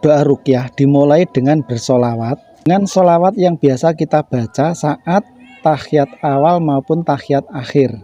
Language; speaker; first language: Indonesian; native; Indonesian